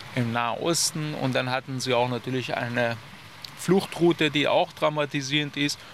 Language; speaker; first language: German; non-native, fluent; Persian